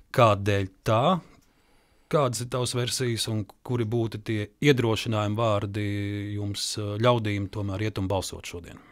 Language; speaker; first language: Latvian; native; Latvian